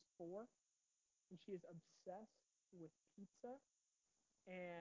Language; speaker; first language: English; native; English